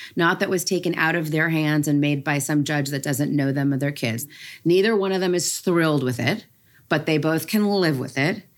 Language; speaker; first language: English; native; English